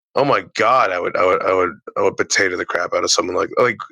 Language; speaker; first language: English; early bilingual, other home language; Italian